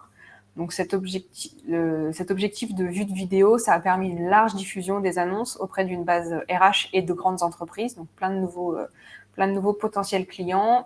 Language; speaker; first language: French; native; French